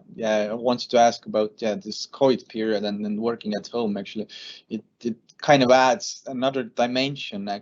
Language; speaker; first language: English; non-native, fluent; Estonian